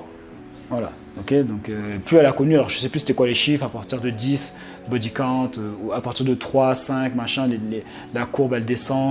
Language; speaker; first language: French; native; French